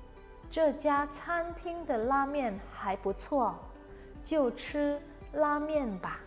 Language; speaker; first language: Chinese; non-native, fluent; Indonesian